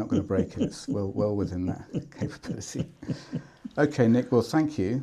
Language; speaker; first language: English; native; English